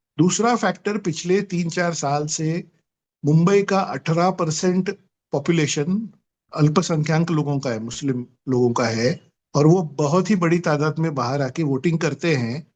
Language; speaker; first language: Hindi; non-native, local second language; Marathi